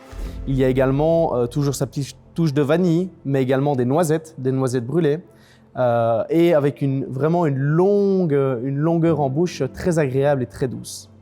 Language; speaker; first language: French; native; French